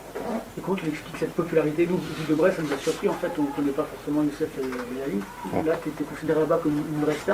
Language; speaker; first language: French; native; French